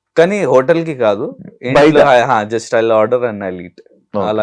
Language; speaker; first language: Telugu; non-native, learner; Hindi